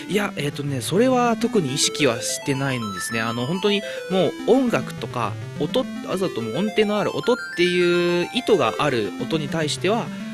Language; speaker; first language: Japanese; native; Japanese